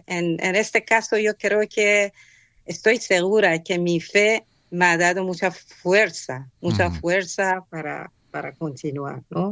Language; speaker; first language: Spanish; non-native, fluent; Persian